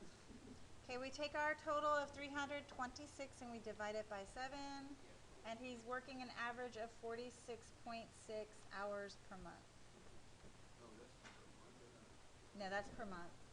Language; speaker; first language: English; native; English